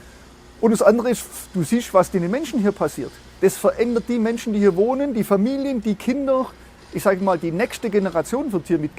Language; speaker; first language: German; native; German